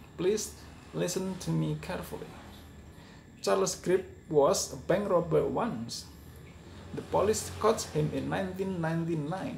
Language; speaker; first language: English; non-native, fluent; Indonesian